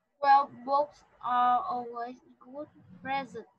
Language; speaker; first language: English; non-native, learner; Vietnamese